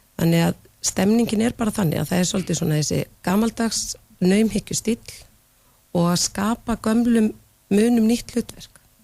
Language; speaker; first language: Icelandic; native; Icelandic